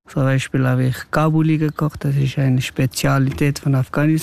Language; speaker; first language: German; non-native, learner; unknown